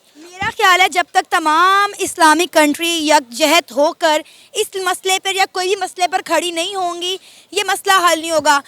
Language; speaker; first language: Urdu; native; Urdu